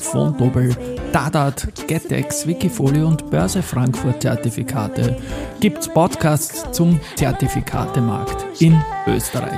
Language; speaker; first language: German; native; German